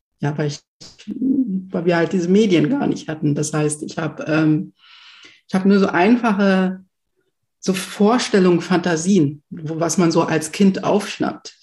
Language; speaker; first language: German; early bilingual, other home language; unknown